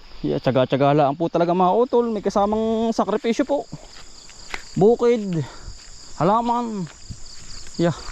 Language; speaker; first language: Filipino; native; Filipino